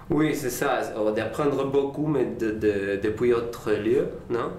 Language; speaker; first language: French; non-native, learner; Spanish